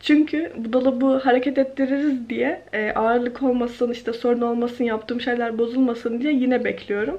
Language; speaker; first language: Turkish; native; Turkish